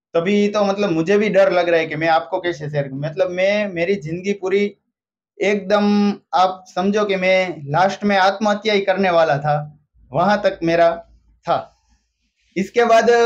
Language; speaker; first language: Hindi; non-native, local second language; Gujarati